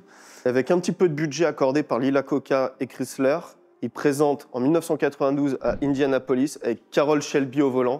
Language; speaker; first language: French; native; French